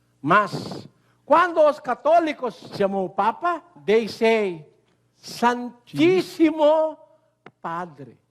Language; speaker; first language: Portuguese; non-native, learner; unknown